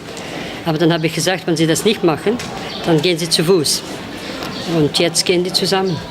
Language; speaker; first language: German; non-native, fluent; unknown